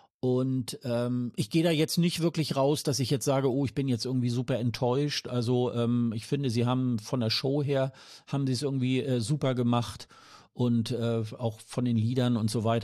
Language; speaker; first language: German; native; German